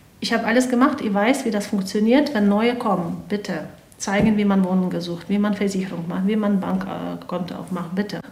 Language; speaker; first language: German; non-native, fluent; Ukrainian